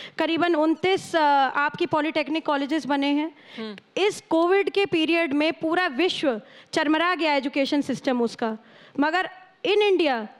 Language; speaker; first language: Hindi; native; Hindi